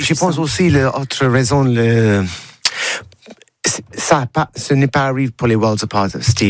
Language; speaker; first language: French; non-native, learner; English